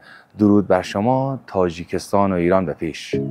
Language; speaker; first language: Persian; native; Persian